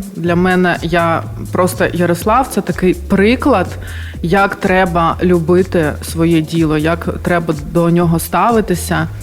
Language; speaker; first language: Ukrainian; native; Ukrainian